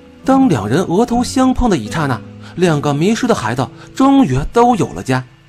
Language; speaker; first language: Chinese; native; Chinese